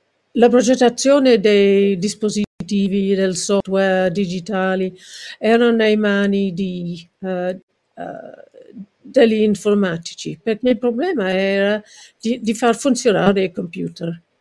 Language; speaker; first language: Italian; non-native, learner; English